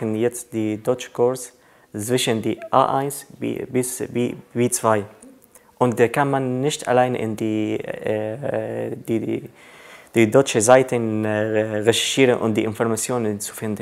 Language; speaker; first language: German; non-native, learner; Arabic